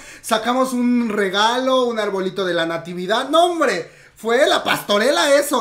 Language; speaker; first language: Spanish; native; Spanish